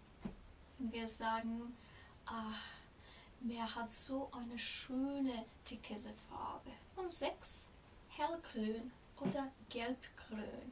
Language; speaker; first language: German; non-native, fluent; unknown